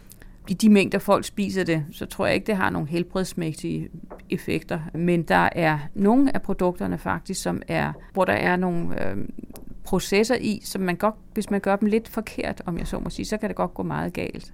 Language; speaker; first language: Danish; native; Danish